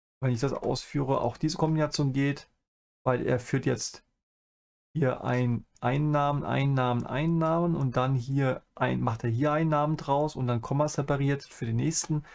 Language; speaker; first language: German; native; German